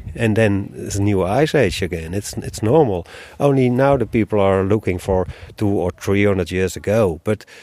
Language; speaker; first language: English; non-native, learner; Dutch